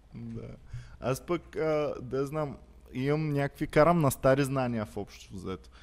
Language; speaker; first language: Bulgarian; native; Bulgarian